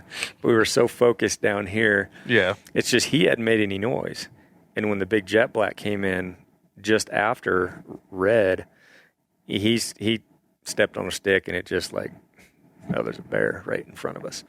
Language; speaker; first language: English; native; English